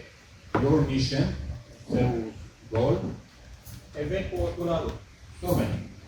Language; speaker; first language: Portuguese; early bilingual, heritage; Hebrew